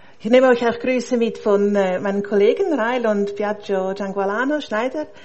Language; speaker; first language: German; native; German